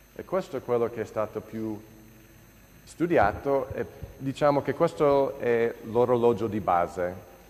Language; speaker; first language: Italian; non-native, fluent; English